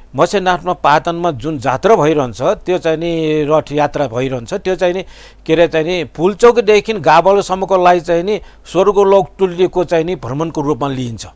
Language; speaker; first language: Nepali; non-native, local second language; Newari